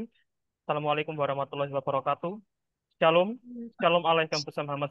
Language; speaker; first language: Indonesian; native; Indonesian